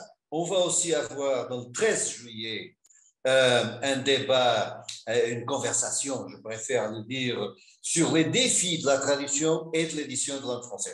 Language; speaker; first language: French; non-native, fluent; Portuguese